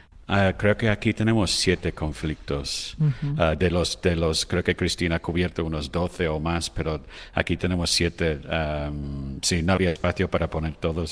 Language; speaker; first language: Spanish; non-native, fluent; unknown